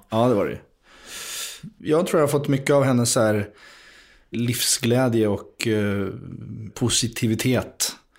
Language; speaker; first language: Swedish; native; Swedish